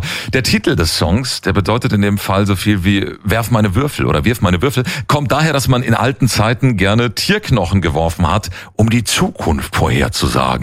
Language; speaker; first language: German; native; German